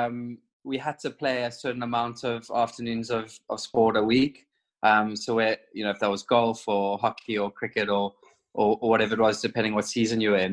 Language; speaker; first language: English; native; English